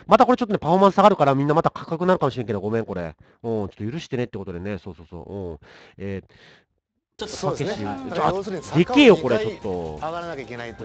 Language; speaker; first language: Japanese; native; Japanese